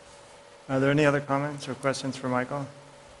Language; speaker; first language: English; native; English